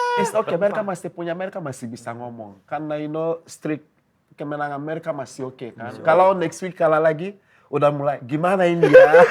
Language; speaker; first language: Indonesian; non-native, fluent; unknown